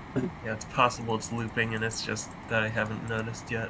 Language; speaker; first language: English; native; English